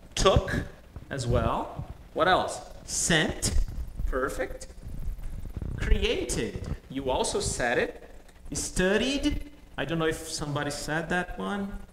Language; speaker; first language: English; non-native, fluent; Portuguese